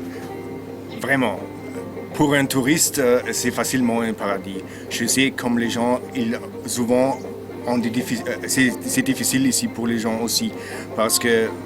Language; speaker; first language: French; non-native, learner; German